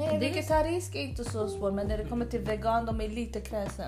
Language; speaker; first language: Swedish; early bilingual, other home language; Spanish